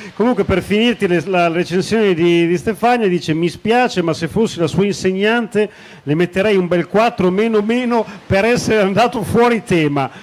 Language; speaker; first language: Italian; native; Italian